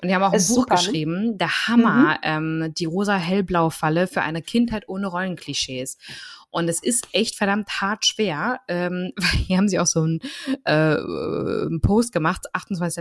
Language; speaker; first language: German; native; German